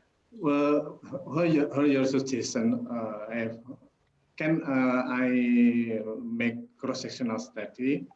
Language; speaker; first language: English; non-native, learner; Indonesian